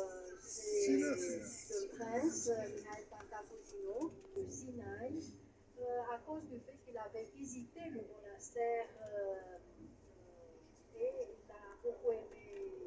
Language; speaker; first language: French; non-native, fluent; Romanian